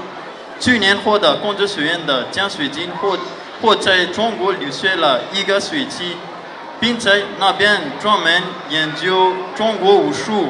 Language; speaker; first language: Chinese; non-native, fluent; Malagasy